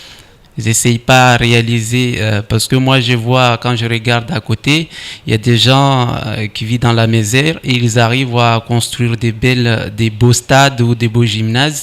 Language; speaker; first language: French; non-native, local second language; Comorian